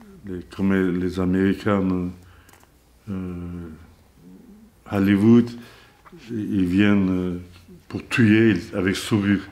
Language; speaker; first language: French; non-native, learner; Azerbaijani